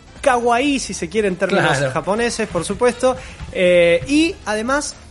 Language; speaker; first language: Spanish; native; Spanish